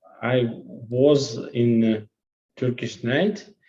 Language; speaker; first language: English; non-native, learner; Russian